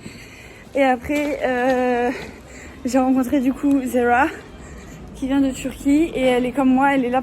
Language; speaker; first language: French; native; French